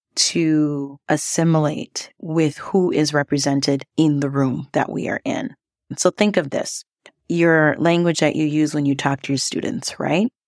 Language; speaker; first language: English; early bilingual, other home language; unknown